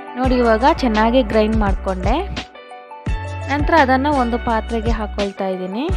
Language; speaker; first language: Kannada; non-native, local second language; Tulu